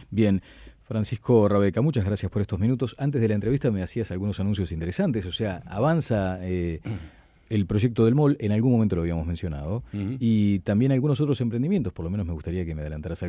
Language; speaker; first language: Spanish; native; Spanish